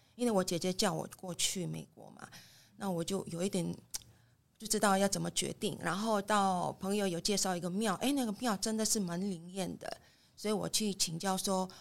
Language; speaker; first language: Chinese; non-native, fluent; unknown